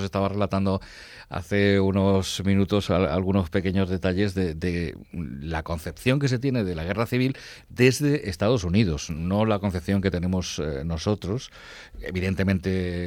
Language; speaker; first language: Spanish; native; Spanish